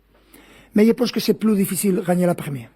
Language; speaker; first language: French; non-native, fluent; Spanish